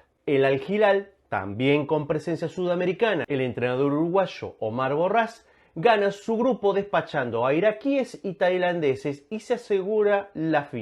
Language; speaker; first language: Spanish; native; Spanish